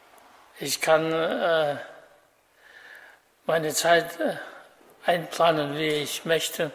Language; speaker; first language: German; non-native, fluent; Russian